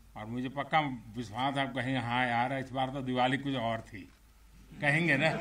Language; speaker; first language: Hindi; non-native, local second language; Gujarati